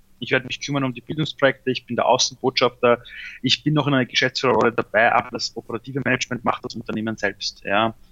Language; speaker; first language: German; early bilingual, other home language; Persian